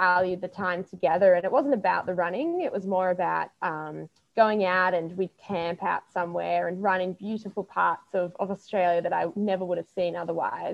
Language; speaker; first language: English; native; English